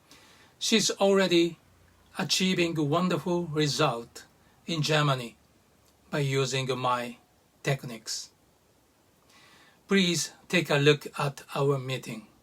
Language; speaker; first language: English; non-native, learner; Japanese